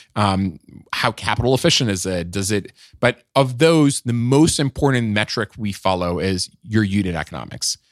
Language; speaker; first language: English; non-native, fluent; French